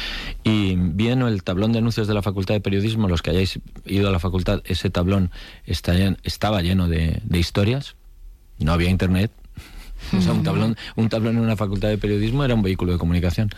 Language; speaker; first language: Spanish; native; Spanish